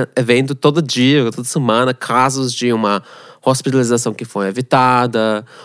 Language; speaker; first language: Portuguese; non-native, fluent; Russian